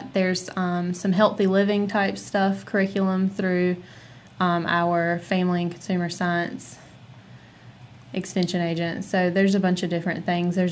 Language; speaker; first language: English; native; English